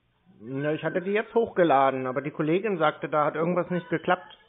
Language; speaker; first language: German; native; German